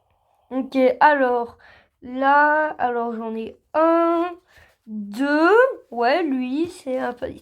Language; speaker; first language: French; native; French